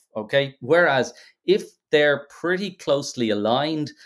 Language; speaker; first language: English; native; English